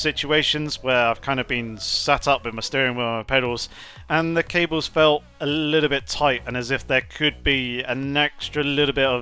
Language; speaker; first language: English; native; English